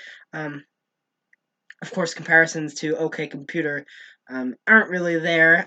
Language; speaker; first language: English; native; English